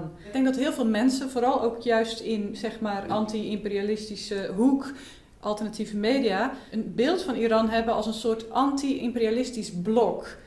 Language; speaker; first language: Dutch; native; Dutch